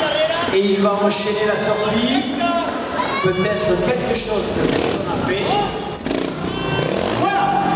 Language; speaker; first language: French; native; French